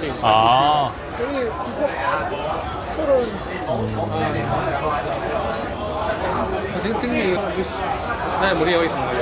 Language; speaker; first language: Korean; native; Korean